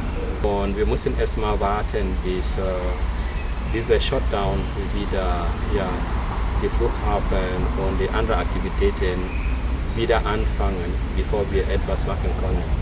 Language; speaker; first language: German; non-native, fluent; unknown